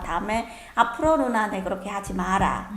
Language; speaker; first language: Korean; non-native, fluent; Khmer